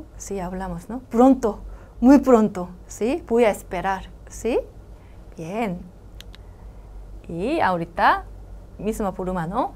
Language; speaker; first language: Spanish; non-native, learner; Korean